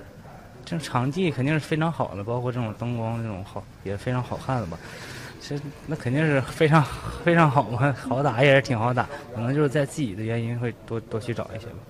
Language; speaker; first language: Chinese; native; Chinese